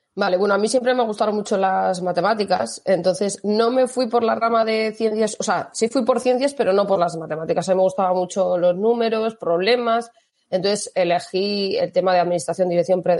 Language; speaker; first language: Spanish; native; Spanish